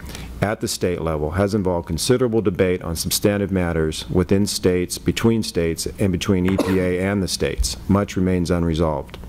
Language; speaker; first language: English; native; English